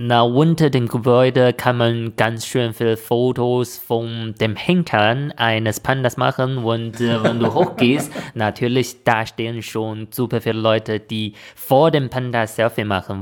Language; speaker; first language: German; non-native, fluent; Chinese